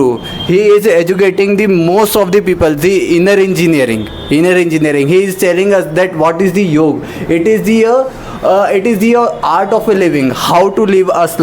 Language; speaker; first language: English; non-native, local second language; Hindi